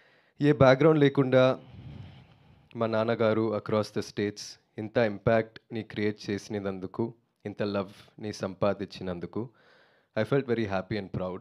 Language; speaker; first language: Telugu; non-native, learner; Tamil